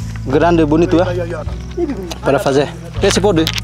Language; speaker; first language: Portuguese; non-native, learner; Vietnamese